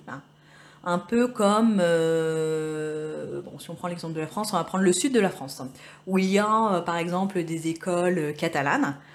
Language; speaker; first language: French; native; French